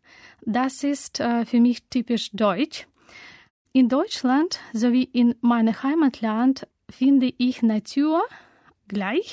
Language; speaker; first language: German; non-native, learner; Russian